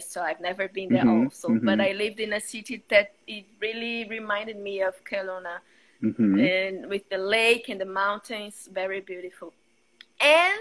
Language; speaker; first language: English; non-native, fluent; Portuguese